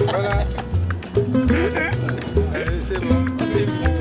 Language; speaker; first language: French; native; French